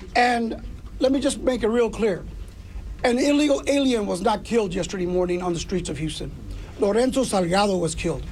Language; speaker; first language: English; early bilingual, other home language; Spanish